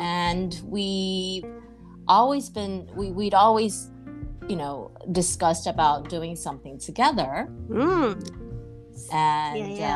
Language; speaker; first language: English; non-native, fluent; Japanese